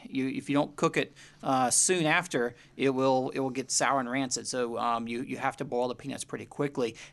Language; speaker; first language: English; native; English